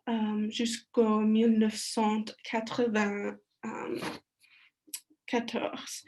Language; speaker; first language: French; non-native, learner; English